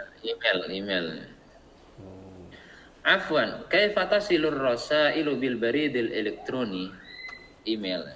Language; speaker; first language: Arabic; non-native, fluent; Indonesian